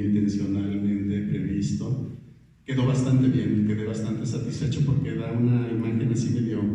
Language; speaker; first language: Spanish; native; Spanish